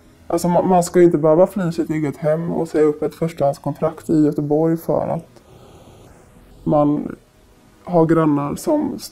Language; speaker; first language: Swedish; native; Swedish